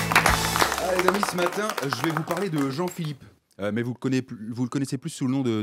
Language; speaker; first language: French; native; French